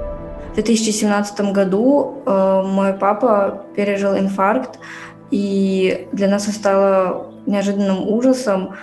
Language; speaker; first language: Russian; native; Russian